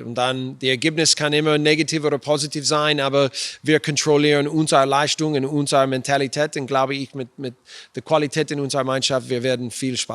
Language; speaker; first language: German; non-native, fluent; English